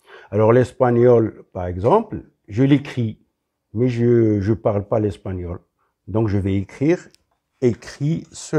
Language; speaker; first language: French; non-native, local second language; Arabic